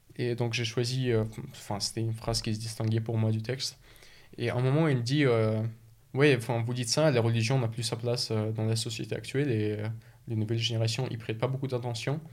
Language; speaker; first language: French; early bilingual, other home language; Russian